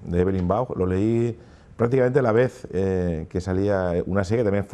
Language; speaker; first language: Spanish; native; Spanish